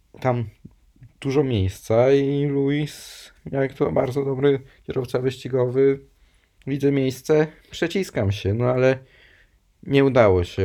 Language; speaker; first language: Polish; native; Polish